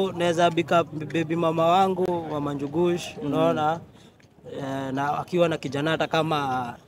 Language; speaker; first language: Swahili; non-native, local second language; Kikuyu